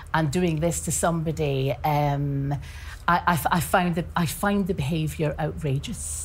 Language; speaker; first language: English; native; English